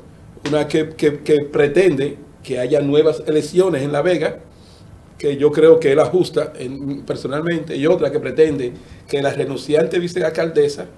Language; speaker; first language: Spanish; native; Spanish